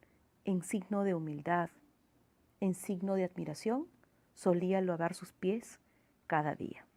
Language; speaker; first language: Spanish; native; Spanish